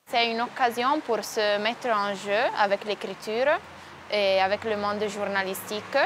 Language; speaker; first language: French; non-native, local second language; Italian